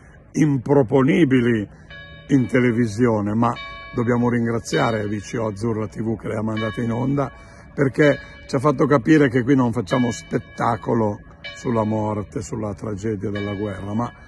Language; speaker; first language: Italian; native; Italian